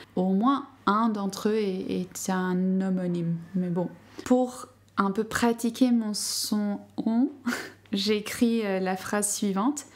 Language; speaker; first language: French; non-native, fluent; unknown